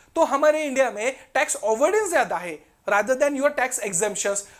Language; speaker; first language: Hindi; non-native, local second language; Marathi